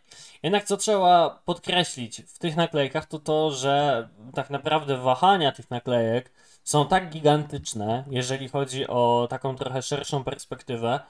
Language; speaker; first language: Polish; native; Polish